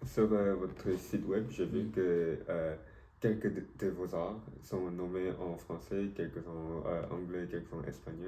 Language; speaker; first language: French; non-native, learner; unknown